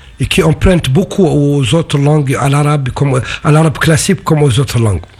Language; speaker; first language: French; non-native, local second language; Arabic